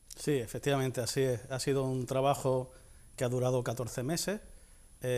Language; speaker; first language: Spanish; native; Spanish